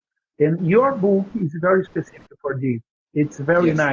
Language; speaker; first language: English; non-native, learner; Portuguese